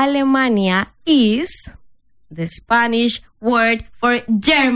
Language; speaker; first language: English; non-native, fluent; Spanish